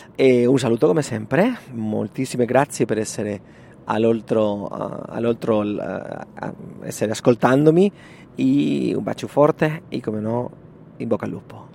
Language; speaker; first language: Italian; non-native, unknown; Spanish